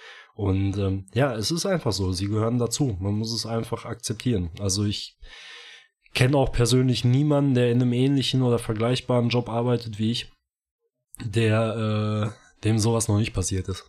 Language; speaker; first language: German; native; German